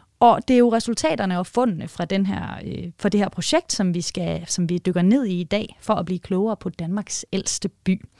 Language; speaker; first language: Danish; native; Danish